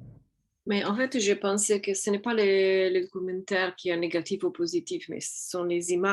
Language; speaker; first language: French; non-native, fluent; Italian